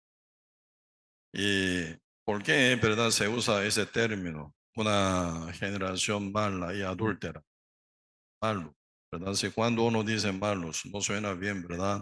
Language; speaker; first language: Spanish; non-native, learner; Korean